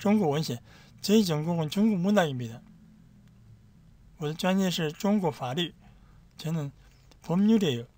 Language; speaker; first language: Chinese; non-native, fluent; Korean